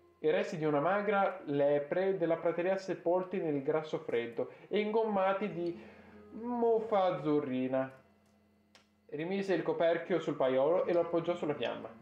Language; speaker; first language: Italian; native; Italian